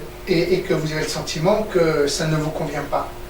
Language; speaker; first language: French; native; French